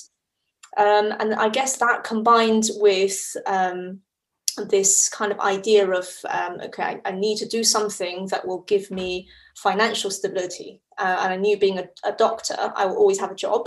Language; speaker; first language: English; early bilingual, other home language; Chinese